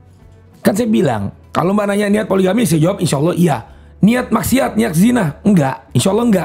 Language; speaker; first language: Indonesian; native; Indonesian